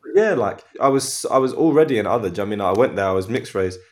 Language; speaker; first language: English; native; English